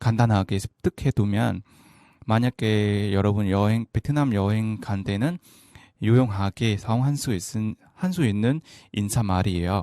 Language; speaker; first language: Korean; non-native, fluent; Vietnamese